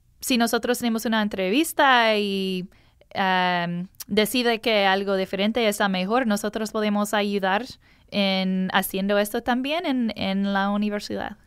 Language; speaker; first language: Spanish; non-native, learner; English